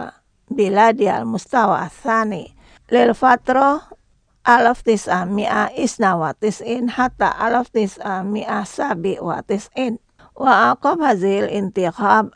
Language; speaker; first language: Arabic; non-native, learner; Indonesian